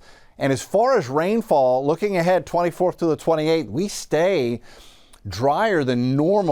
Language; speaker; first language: English; native; English